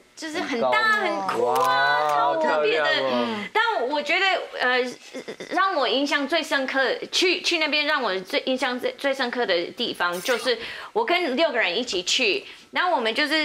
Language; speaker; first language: Chinese; non-native, fluent; Thai